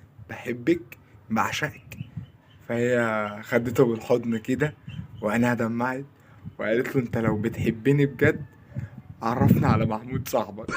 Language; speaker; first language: Arabic; native; Arabic